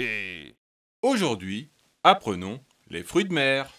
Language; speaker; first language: French; native; French